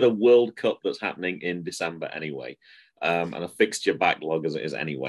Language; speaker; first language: English; native; English